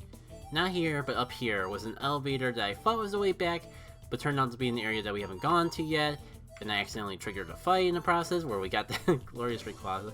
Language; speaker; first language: English; native; English